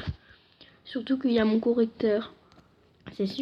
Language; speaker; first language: French; native; French